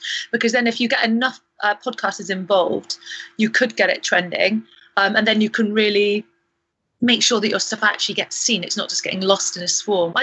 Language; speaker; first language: English; native; English